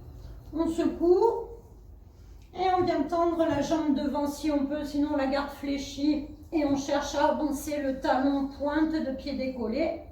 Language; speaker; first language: French; native; French